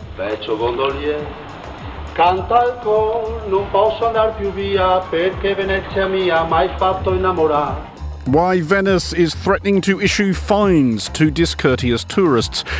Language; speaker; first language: English; native; English